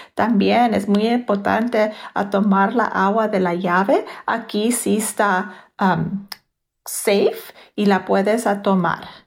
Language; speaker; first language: Spanish; early bilingual, heritage; Spanish